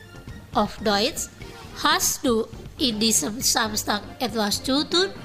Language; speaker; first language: German; non-native, fluent; Indonesian